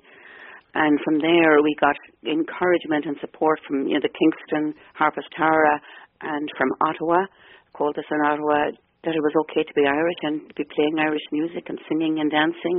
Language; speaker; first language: English; native; English